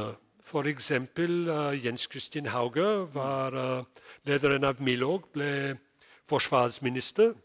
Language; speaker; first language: Norwegian; non-native, fluent; English